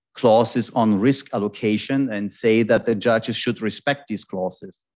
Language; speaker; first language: English; non-native, fluent; German